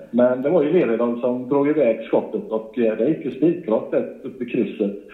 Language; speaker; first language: Swedish; native; Swedish